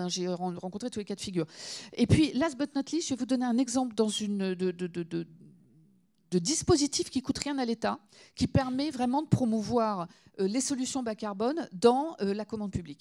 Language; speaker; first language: French; native; French